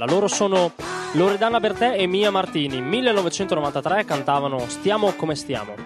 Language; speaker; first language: Italian; native; Italian